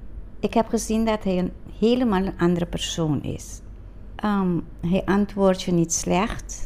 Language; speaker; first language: Dutch; non-native, local second language; Papiamento